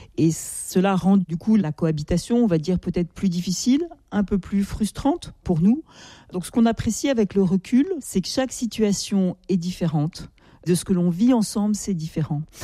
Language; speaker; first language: French; native; French